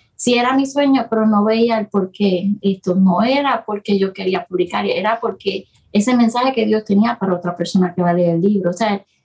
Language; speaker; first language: Spanish; native; Spanish